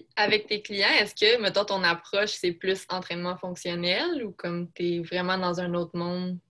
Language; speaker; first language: French; native; French